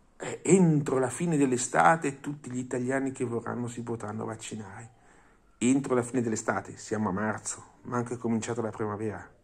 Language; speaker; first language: Italian; non-native, fluent; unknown